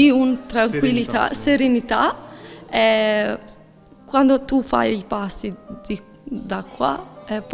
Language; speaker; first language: Italian; non-native, learner; Albanian